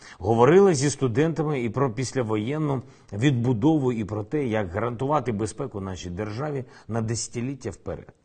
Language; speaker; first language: Ukrainian; non-native, local second language; Russian